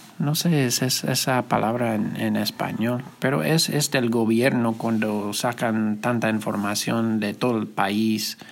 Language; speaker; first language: Spanish; non-native, fluent; English